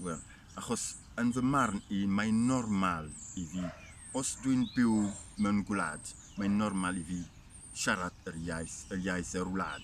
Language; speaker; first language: Welsh; non-native, fluent; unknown